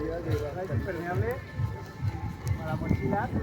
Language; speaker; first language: Spanish; native; Spanish